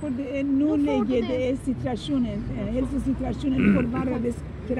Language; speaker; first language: Swedish; non-native, fluent; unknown